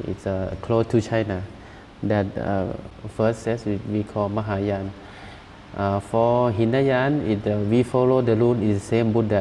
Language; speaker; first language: English; non-native, learner; Thai